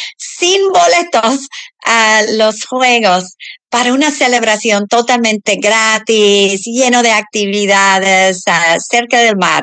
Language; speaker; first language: Spanish; non-native, learner; English